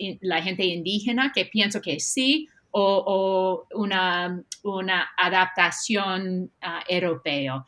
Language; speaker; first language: Spanish; non-native, fluent; English